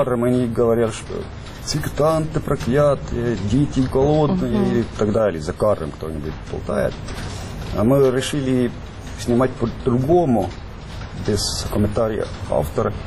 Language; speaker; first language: Russian; non-native, fluent; Estonian